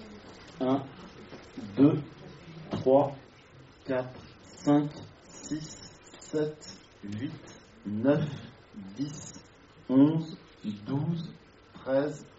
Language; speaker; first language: French; native; French